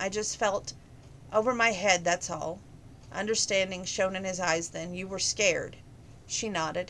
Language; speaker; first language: English; native; English